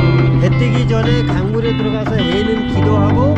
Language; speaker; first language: Korean; non-native, learner; Hindi